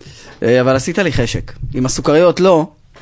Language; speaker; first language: Hebrew; native; Hebrew